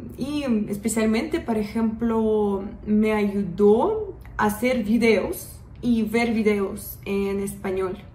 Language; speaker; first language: Spanish; non-native, fluent; Russian